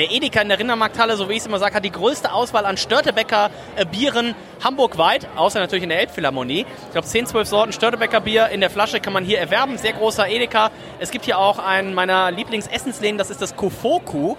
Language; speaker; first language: German; native; German